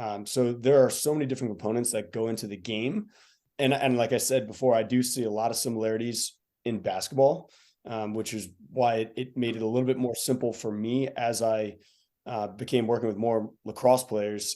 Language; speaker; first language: English; native; English